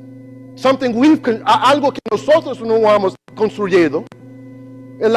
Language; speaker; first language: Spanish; non-native, learner; English